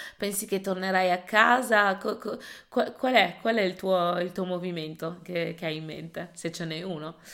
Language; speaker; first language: Italian; early bilingual, other home language; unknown